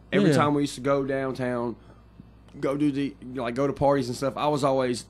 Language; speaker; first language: English; native; English